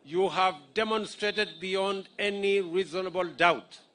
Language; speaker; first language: English; non-native, local second language; Kalenjin